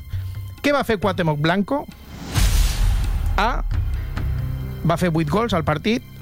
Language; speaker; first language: Catalan; native; Catalan